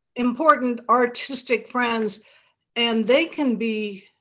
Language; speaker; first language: English; native; English